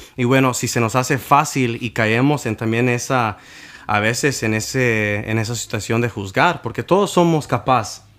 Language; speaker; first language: Spanish; early bilingual, heritage; Spanish